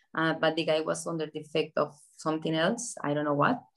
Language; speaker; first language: English; non-native, fluent; Spanish